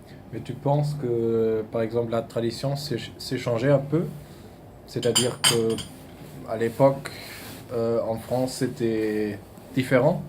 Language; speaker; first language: French; non-native, fluent; German